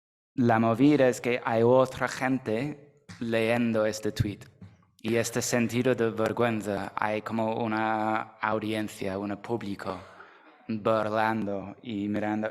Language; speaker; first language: Spanish; non-native, fluent; English